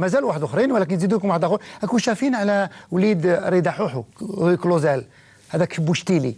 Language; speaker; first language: Arabic; native; Arabic